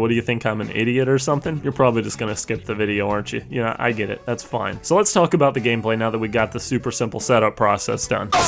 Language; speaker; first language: English; native; English